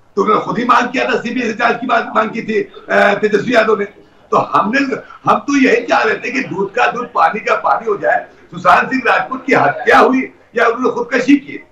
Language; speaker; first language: Hindi; native; Hindi